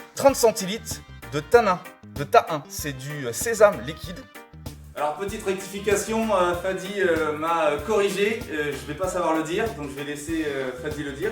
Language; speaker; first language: French; native; French